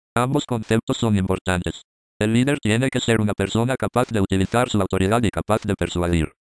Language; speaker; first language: Spanish; native; Spanish